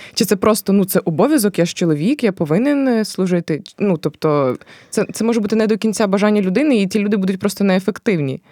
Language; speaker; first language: Ukrainian; native; Ukrainian